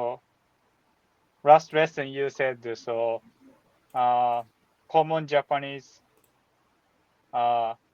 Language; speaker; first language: English; non-native, learner; Japanese